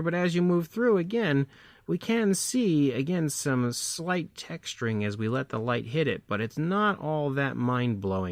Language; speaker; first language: English; native; English